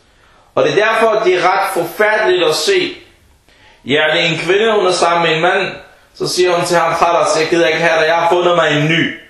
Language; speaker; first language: Danish; early bilingual, other home language; Arabic